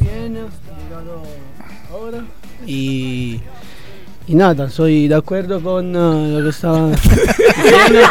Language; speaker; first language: Spanish; non-native, learner; Italian